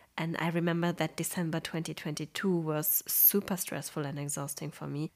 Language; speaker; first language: English; non-native, fluent; Polish